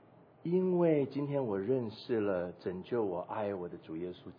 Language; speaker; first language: Chinese; native; Chinese